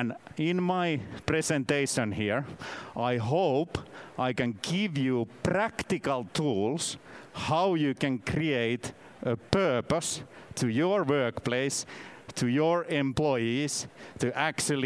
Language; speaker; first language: English; non-native, fluent; Finnish